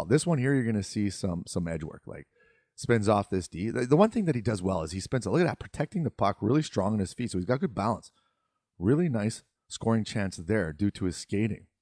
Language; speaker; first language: English; native; English